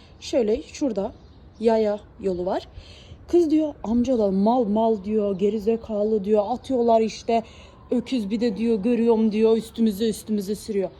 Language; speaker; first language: Turkish; early bilingual, heritage; Turkish